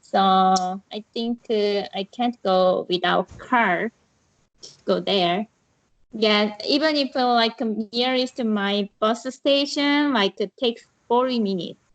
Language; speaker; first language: English; non-native, learner; Korean